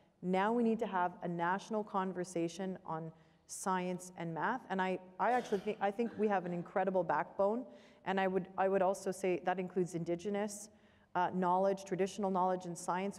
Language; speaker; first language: English; native; English